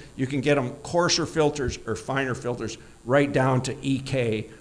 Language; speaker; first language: English; native; English